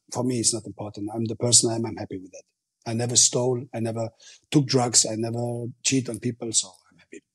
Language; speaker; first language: English; non-native, fluent; German